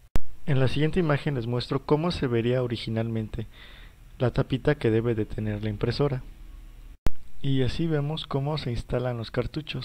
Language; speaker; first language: Spanish; native; Spanish